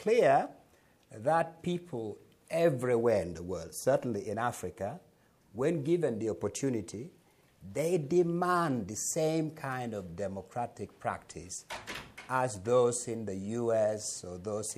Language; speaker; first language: English; non-native, local second language; Acoli